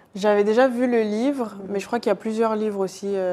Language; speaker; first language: French; native; French